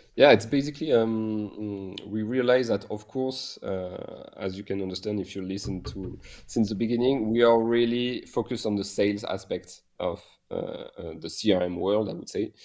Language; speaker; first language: English; non-native, fluent; French